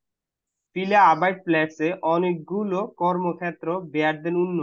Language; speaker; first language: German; non-native, learner; Bangla